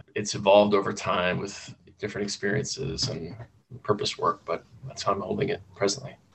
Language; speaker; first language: English; native; English